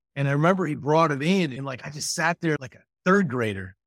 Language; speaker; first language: English; native; English